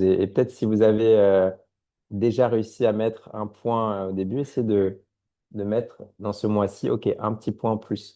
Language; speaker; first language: French; native; French